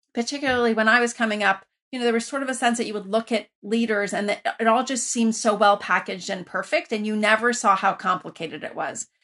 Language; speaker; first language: English; early bilingual, other home language; Persian